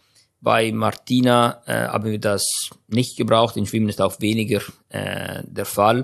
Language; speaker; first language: German; non-native, fluent; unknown